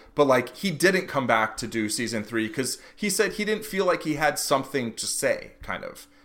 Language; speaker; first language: English; native; English